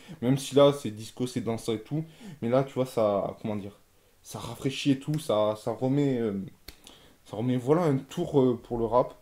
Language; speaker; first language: French; native; French